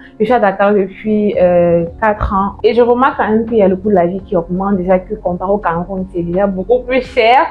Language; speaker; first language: French; native; French